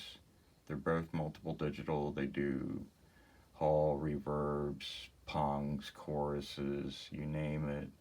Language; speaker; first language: English; native; English